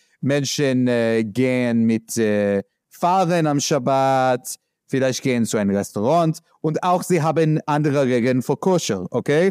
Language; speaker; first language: German; non-native, learner; English